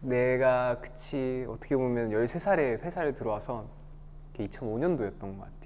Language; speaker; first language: Korean; native; Korean